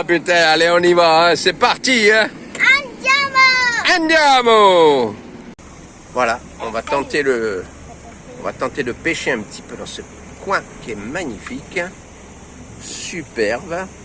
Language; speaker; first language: French; native; French